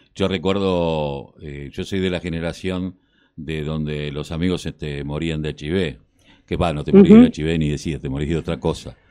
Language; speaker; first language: Spanish; native; Spanish